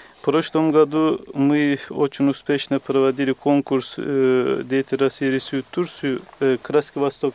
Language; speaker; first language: Russian; non-native, fluent; Turkish